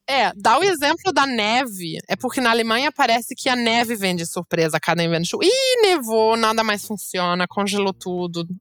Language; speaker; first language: Portuguese; non-native, fluent; German